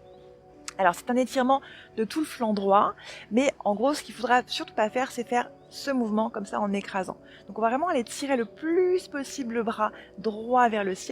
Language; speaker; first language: French; native; French